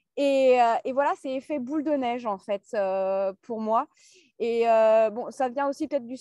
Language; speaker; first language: French; native; French